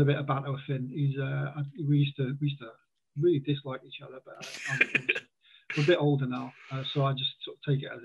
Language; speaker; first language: English; native; English